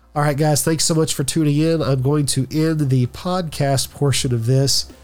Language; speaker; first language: English; native; English